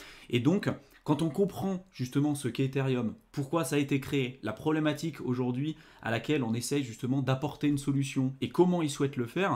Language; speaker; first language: French; native; French